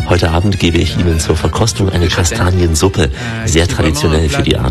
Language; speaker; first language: German; native; German